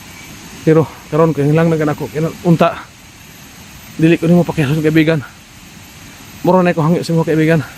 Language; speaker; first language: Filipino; non-native, local second language; Cebuano